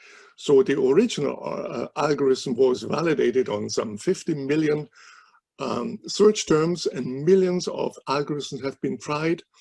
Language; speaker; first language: English; non-native, fluent; German